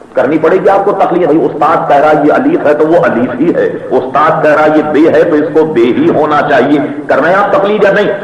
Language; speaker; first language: Urdu; native; Urdu